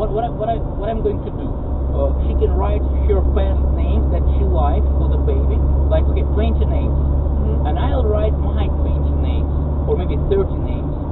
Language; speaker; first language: English; non-native, fluent; Russian